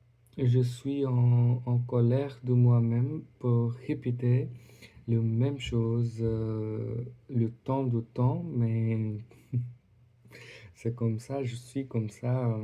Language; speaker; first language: French; non-native, learner; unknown